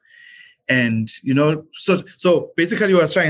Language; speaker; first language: English; non-native, local second language; Zulu